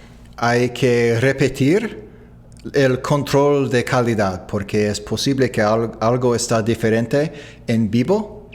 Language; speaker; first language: Spanish; non-native, fluent; English